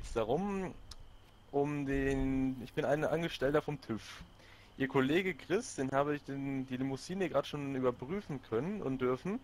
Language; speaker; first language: German; native; German